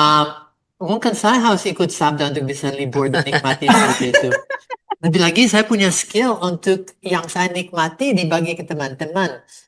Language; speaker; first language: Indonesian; non-native, fluent; English